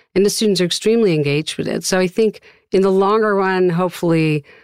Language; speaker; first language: English; non-native, fluent; Dutch